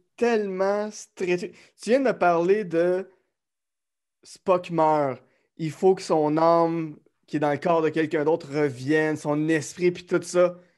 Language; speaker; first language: French; native; French